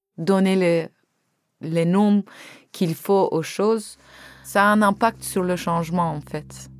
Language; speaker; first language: French; non-native, fluent; Turkish